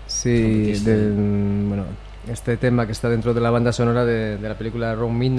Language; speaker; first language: Spanish; native; Spanish